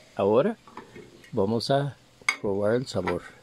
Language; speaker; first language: Spanish; non-native, fluent; English